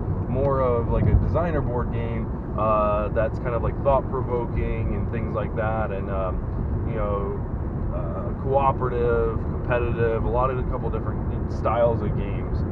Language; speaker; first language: English; native; English